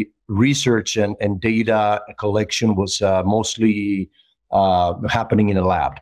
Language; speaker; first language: English; non-native, fluent; Greek